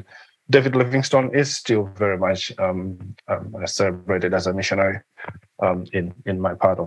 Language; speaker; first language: English; non-native, local second language; Nyanja